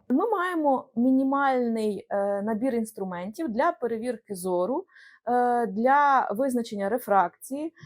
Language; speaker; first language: Ukrainian; native; Ukrainian